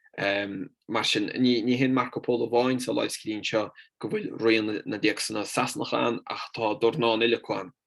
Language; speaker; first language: Irish; non-native, fluent; Italian